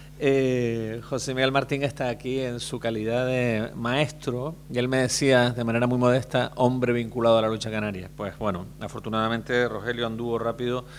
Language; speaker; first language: Spanish; native; Spanish